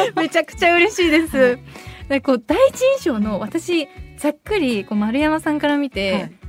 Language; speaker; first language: Japanese; native; Japanese